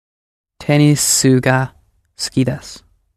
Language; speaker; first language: Japanese; non-native, learner; English